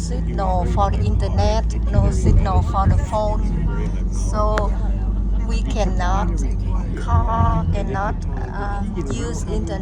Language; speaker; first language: English; non-native, learner; Vietnamese